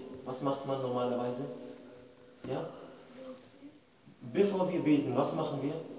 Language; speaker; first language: German; non-native, fluent; Arabic